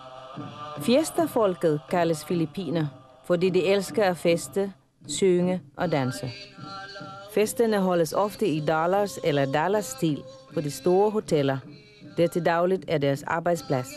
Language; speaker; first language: Danish; non-native, fluent; Filipino